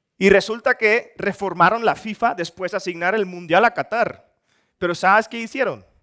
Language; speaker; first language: Spanish; non-native, fluent; Dutch